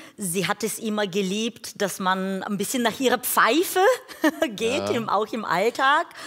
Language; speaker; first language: German; non-native, fluent; Bulgarian